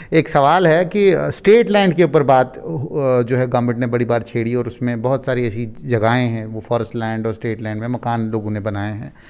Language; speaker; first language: Hindi; non-native, local second language; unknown